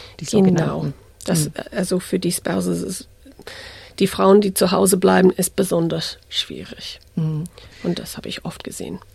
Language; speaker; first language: German; non-native, fluent; English